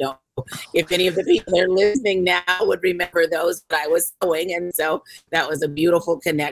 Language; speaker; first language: English; native; English